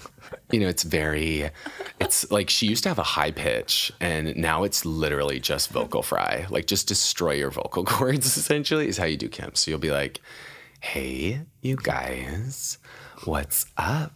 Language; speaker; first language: English; native; English